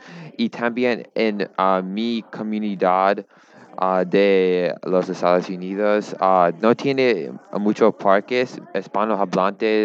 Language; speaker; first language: Spanish; non-native, learner; English